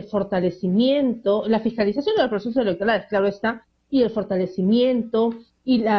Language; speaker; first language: Spanish; native; Spanish